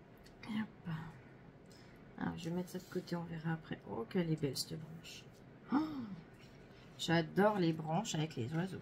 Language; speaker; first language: French; native; French